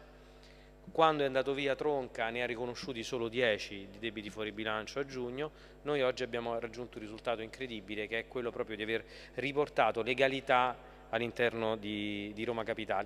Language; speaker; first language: Italian; native; Italian